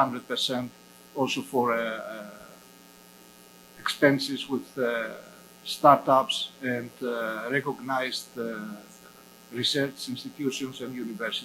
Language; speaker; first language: English; non-native, fluent; Greek